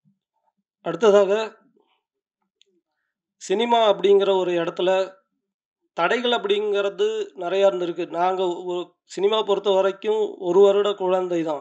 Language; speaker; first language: Tamil; native; Tamil